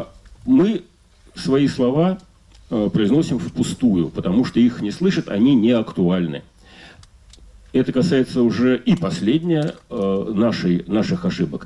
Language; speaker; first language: Russian; native; Russian